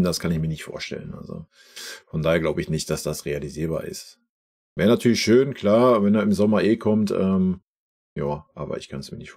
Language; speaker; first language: German; native; German